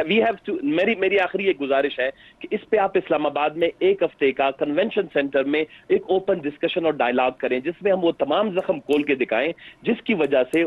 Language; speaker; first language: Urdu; non-native, local second language; Baluchi